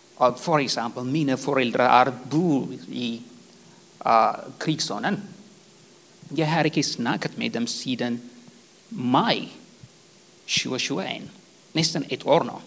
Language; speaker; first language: Swedish; non-native, fluent; Tigrinya